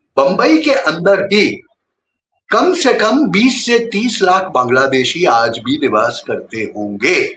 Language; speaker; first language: Hindi; non-native, local second language; Gujarati